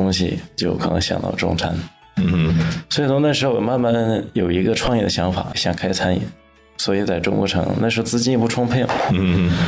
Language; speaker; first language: Chinese; native; Chinese